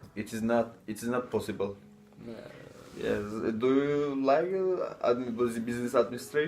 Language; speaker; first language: English; non-native, fluent; Turkish